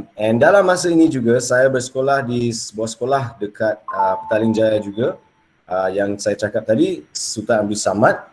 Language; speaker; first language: Malay; non-native, local second language; English